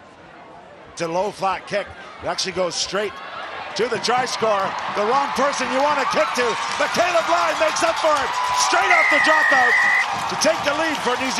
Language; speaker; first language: English; native; English